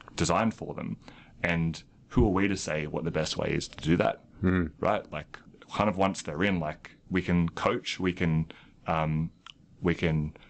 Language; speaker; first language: English; native; English